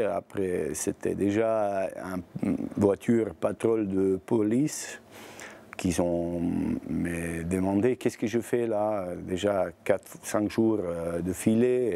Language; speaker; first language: French; non-native, learner; Bosnian